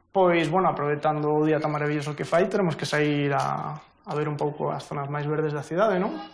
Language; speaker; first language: Galician; native; Galician